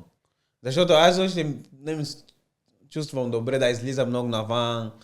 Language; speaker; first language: Bulgarian; non-native, learner; Portuguese